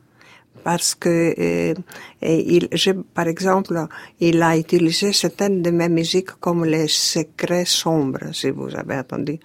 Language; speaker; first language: French; non-native, fluent; Greek